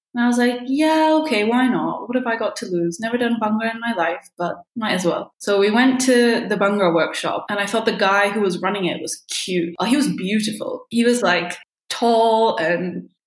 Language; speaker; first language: English; early bilingual, other home language; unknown